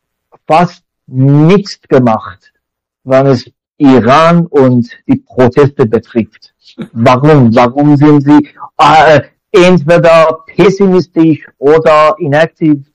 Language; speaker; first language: German; non-native, learner; Persian